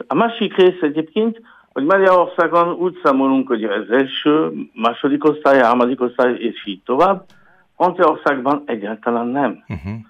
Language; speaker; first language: Hungarian; non-native, learner; French